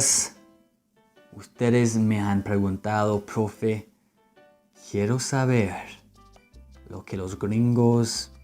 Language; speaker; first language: Spanish; non-native, fluent; English